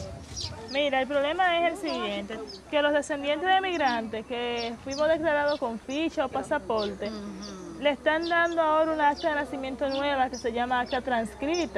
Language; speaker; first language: Spanish; native; Spanish